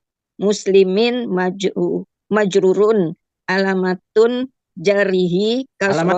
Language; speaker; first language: Arabic; non-native, learner; Indonesian